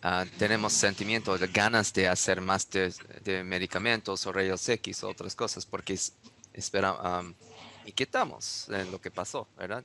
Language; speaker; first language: Spanish; non-native, learner; English